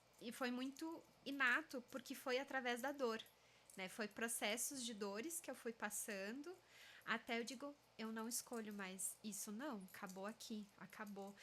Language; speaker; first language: Portuguese; native; Portuguese